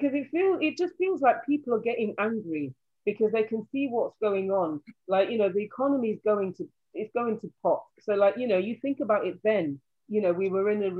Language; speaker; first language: English; native; English